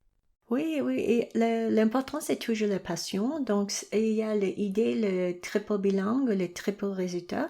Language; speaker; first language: French; non-native, local second language; English